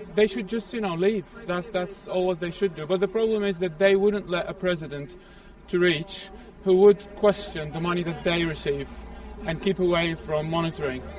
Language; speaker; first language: English; non-native, fluent; Arabic